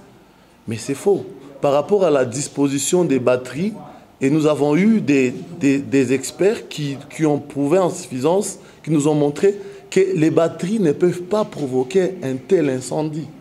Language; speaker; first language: French; non-native, local second language; Swahili